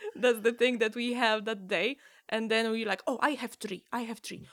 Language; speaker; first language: English; non-native, fluent; Polish